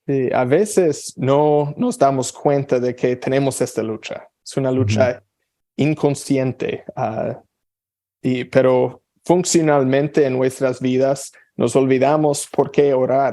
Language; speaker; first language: Spanish; non-native, fluent; English